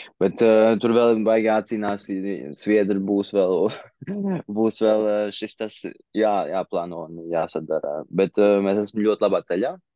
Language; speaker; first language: Latvian; early bilingual, heritage; Latvian